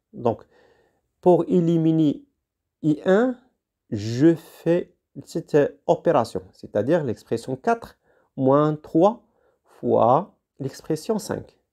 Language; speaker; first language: French; non-native, local second language; Arabic